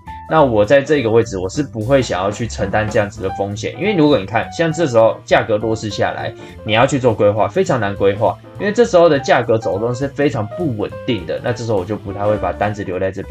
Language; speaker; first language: Chinese; native; Chinese